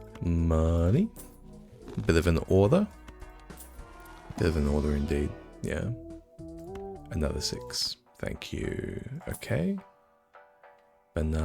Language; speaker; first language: English; native; English